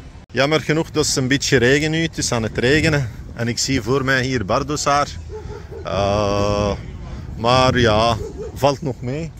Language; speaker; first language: Dutch; non-native, fluent; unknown